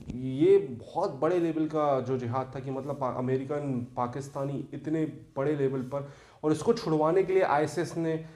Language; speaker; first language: Hindi; native; Hindi